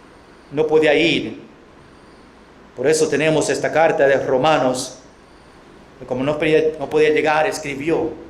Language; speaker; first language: Spanish; non-native, fluent; English